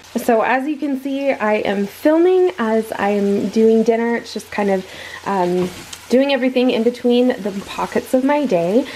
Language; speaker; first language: English; native; English